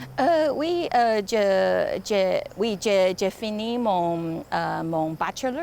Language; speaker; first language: French; non-native, learner; Chinese